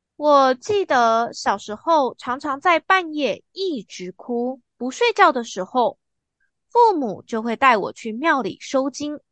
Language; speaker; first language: Chinese; native; Chinese